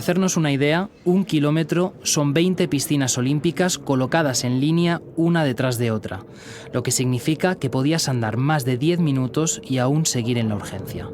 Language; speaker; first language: Spanish; native; Spanish